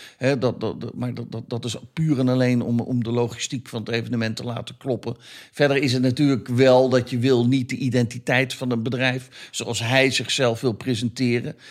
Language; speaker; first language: Dutch; native; Dutch